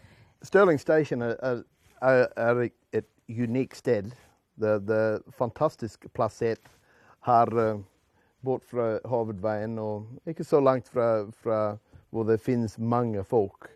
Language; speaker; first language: Norwegian; non-native, fluent; English